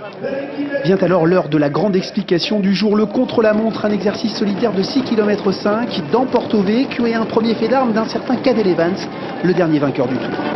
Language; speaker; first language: French; native; French